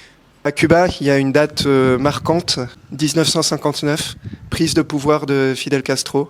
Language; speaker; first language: French; native; French